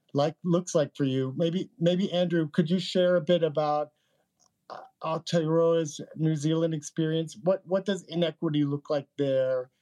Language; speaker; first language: English; native; English